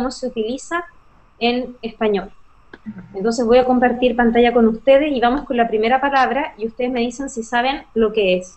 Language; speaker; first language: Spanish; native; Spanish